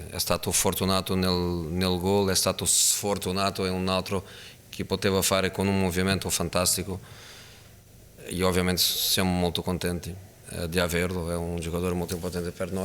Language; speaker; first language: Italian; non-native, fluent; Portuguese